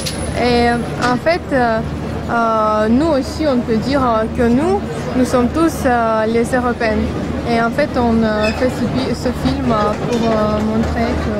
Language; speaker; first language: French; non-native, fluent; Russian